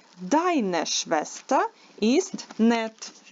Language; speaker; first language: German; non-native, learner; Ukrainian